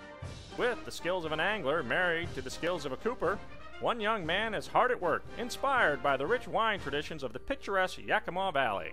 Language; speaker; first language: English; native; English